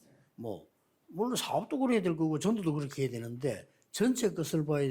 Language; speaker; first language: Korean; native; Korean